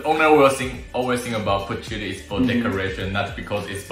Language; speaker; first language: English; non-native, learner; Chinese